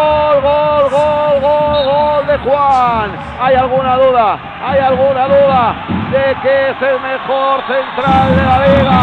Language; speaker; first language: Spanish; native; Spanish